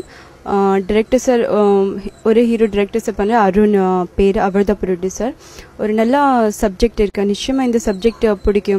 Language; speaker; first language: Tamil; non-native, learner; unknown